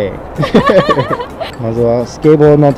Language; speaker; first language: Japanese; non-native, fluent; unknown